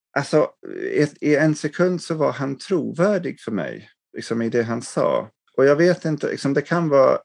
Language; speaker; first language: Swedish; non-native, fluent; English